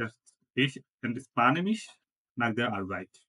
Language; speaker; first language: German; non-native, fluent; Bangla